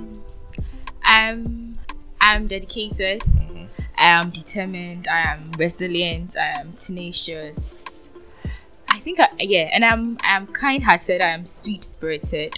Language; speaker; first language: English; non-native, local second language; Akan